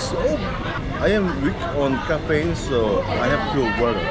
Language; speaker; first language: English; non-native, learner; Korean